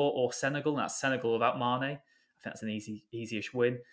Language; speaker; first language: English; native; English